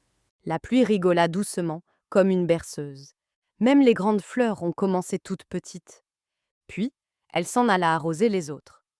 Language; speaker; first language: French; native; French